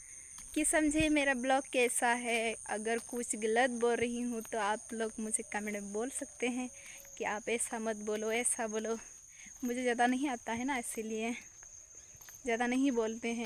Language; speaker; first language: Hindi; non-native, local second language; Santali